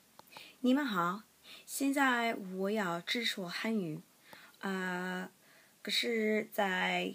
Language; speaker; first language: Chinese; non-native, learner; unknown